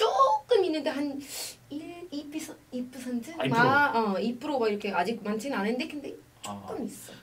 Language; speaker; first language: Korean; non-native, fluent; Arabic